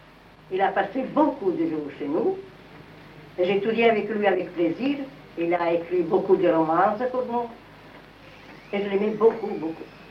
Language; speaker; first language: French; non-native, fluent; Italian